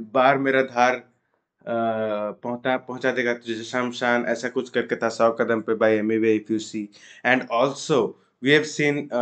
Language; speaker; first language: Hindi; non-native, local second language; Odia